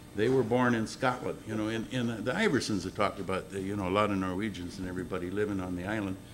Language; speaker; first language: English; native; English